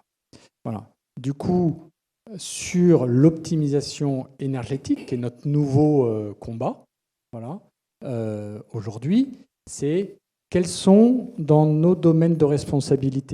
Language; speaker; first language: French; native; French